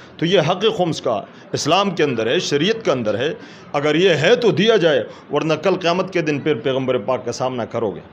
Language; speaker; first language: Urdu; non-native, local second language; Pashto